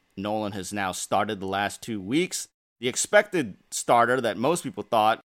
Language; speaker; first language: English; native; English